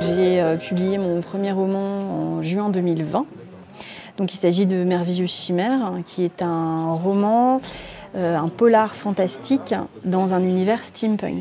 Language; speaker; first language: French; native; French